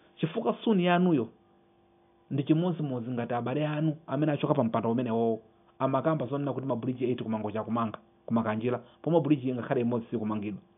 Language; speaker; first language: Nyanja; non-native, local second language; Yao